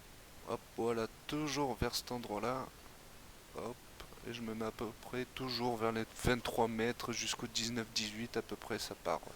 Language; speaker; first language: French; native; French